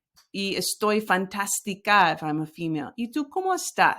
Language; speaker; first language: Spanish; non-native, fluent; English